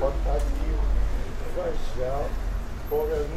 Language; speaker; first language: Spanish; non-native, learner; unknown